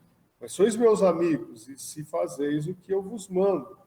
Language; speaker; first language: Portuguese; native; Portuguese